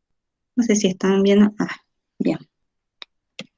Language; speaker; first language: Spanish; native; Spanish